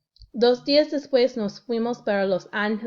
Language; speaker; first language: Spanish; non-native, fluent; English